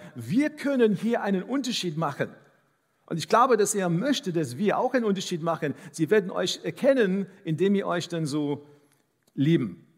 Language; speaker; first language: German; non-native, fluent; English